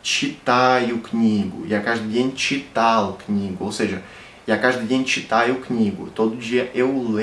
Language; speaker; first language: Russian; non-native, fluent; Portuguese